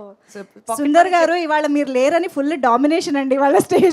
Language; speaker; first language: Telugu; native; Telugu